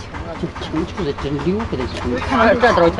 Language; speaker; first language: Chinese; native; Chinese